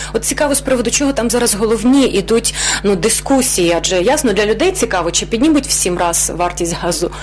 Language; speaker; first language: Ukrainian; native; Ukrainian